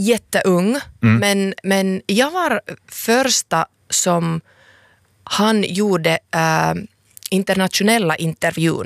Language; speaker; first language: Swedish; non-native, local second language; Finnish